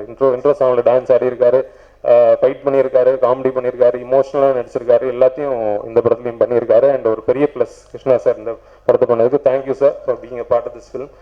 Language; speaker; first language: Tamil; native; Tamil